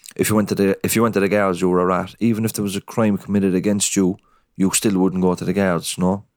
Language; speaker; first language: English; native; English